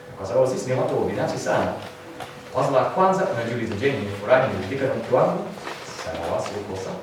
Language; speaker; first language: Swahili; non-native, fluent; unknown